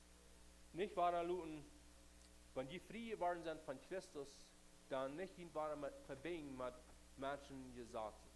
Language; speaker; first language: German; non-native, learner; Plautdietsch